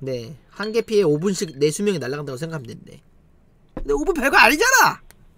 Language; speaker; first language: Korean; native; Korean